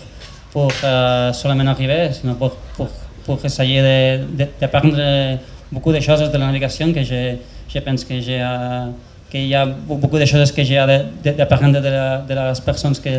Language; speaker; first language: French; non-native, learner; Spanish